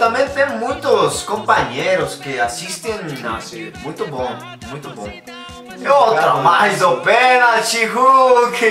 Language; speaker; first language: Portuguese; non-native, learner; Spanish